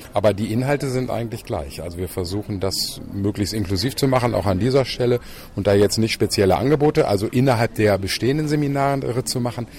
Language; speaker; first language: German; native; German